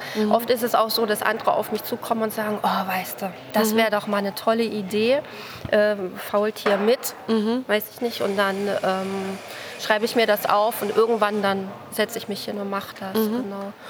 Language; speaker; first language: German; native; German